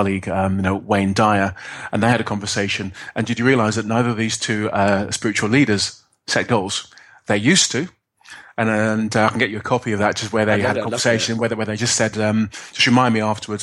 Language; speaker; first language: English; native; English